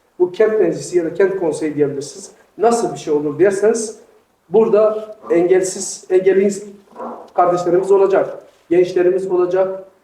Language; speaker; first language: Turkish; native; Turkish